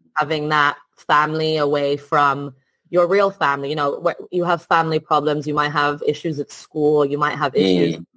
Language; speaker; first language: English; non-native, fluent; Italian